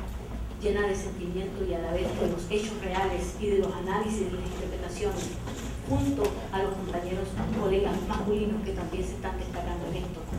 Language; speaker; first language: Spanish; native; Spanish